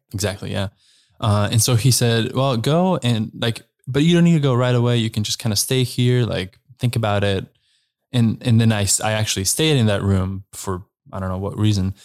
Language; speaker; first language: English; non-native, fluent; Slovenian